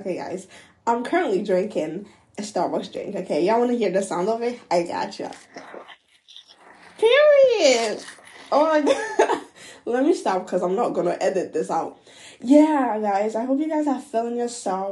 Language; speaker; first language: English; non-native, local second language; Akan